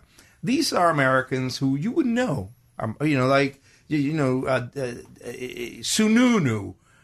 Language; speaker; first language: English; non-native, fluent; Spanish